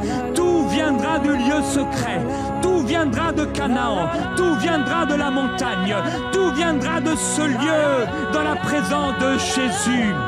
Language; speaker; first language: French; native; French